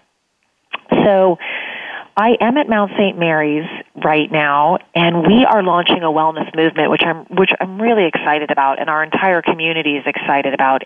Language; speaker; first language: English; native; English